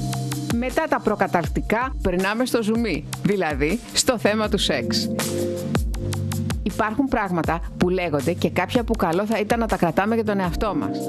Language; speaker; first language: Greek; native; Greek